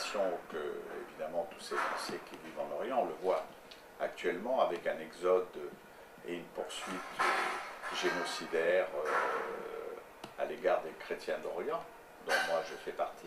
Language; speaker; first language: French; native; French